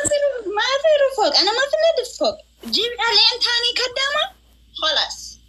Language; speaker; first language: Arabic; non-native, learner; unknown